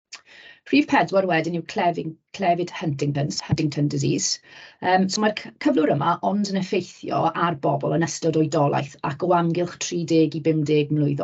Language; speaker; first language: Welsh; native; Welsh